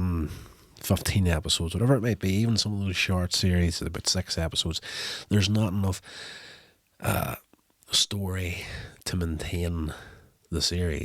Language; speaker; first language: English; native; English